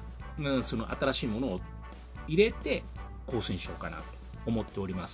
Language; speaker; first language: Japanese; native; Japanese